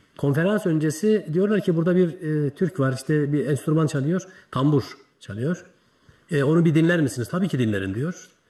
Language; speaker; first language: Turkish; native; Turkish